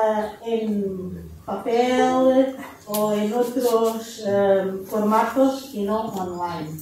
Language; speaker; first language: Spanish; non-native, learner; Portuguese